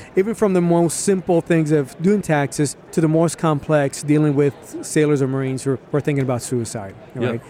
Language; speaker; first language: English; early bilingual, other home language; Spanish